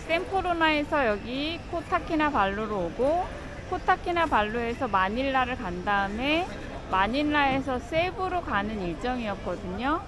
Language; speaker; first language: Korean; native; Korean